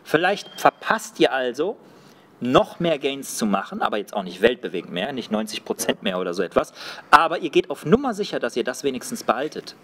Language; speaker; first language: German; native; German